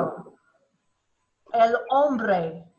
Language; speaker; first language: Spanish; non-native, fluent; English